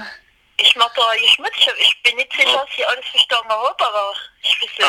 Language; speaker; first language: German; non-native, learner; French